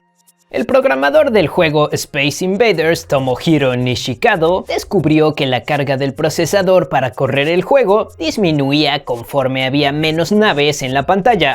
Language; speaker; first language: Spanish; native; Spanish